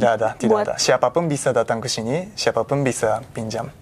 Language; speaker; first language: Indonesian; non-native, fluent; Japanese